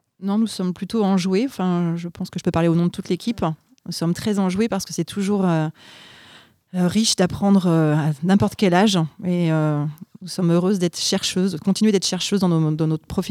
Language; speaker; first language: French; native; French